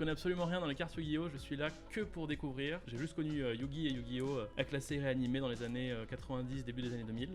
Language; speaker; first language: French; native; French